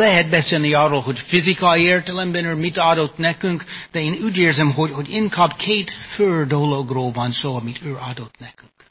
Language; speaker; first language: Hungarian; non-native, fluent; English